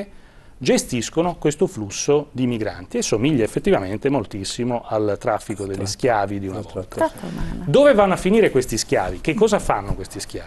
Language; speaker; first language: Italian; native; Italian